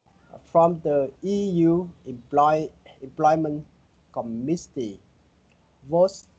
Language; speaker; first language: English; non-native, learner; Vietnamese